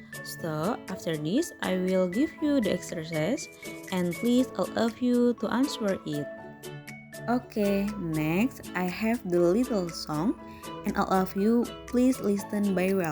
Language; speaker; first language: English; non-native, learner; Indonesian